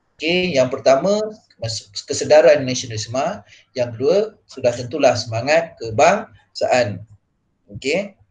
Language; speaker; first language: Malay; native; Malay